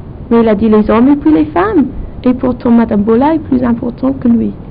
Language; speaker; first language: French; non-native, fluent; English